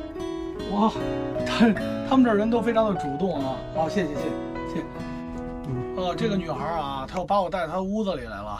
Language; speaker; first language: Chinese; native; Chinese